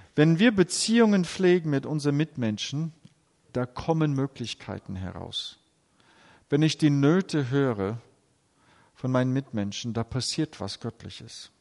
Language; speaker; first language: German; native; German